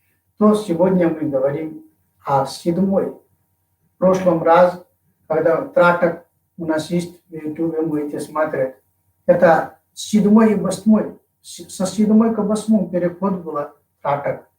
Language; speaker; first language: Russian; non-native, fluent; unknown